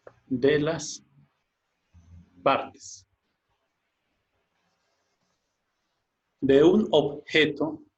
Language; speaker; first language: Spanish; native; Spanish